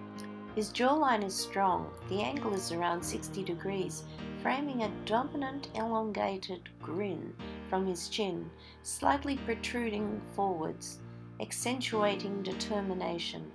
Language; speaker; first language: English; native; English